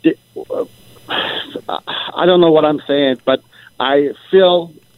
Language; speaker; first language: English; non-native, learner; Persian